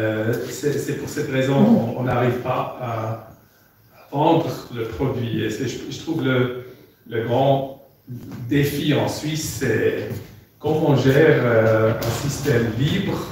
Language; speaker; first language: French; non-native, fluent; German